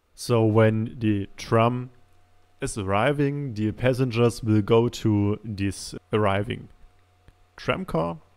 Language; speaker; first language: English; non-native, fluent; German